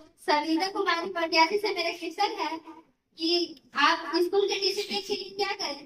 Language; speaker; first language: Hindi; native; Hindi